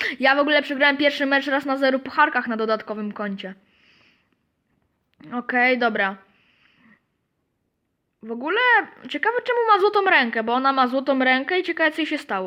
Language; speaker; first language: Polish; native; Polish